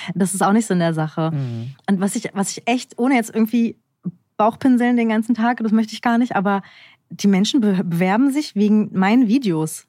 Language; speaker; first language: German; early bilingual, other home language; Turkish